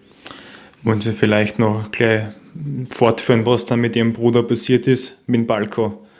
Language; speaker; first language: German; native; German